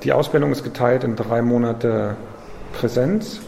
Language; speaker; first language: German; native; German